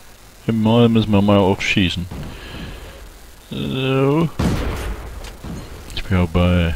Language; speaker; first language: German; native; German